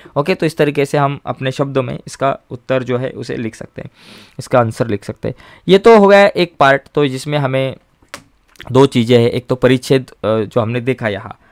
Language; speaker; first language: Hindi; non-native, local second language; Marathi